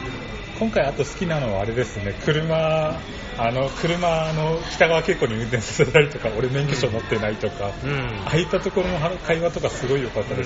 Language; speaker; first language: Japanese; native; Japanese